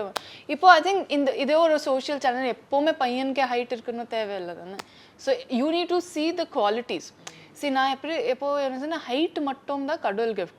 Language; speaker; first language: Tamil; non-native, learner; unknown